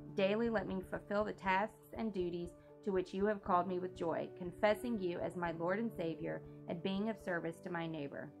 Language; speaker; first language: English; native; English